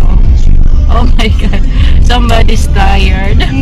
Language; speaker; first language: English; non-native, local second language; Filipino